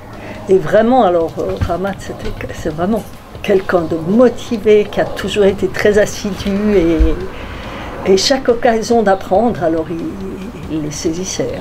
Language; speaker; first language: French; native; French